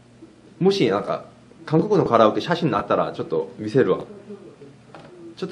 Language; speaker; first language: Japanese; non-native, fluent; Korean